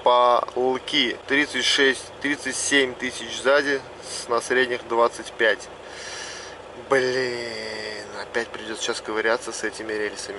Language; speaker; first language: Russian; native; Russian